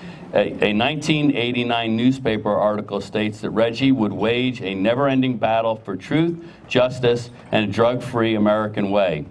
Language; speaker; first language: English; native; English